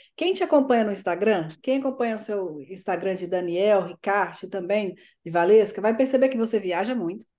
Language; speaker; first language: Portuguese; native; Portuguese